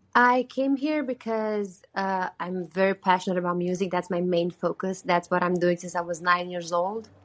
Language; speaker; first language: English; non-native, fluent; Romanian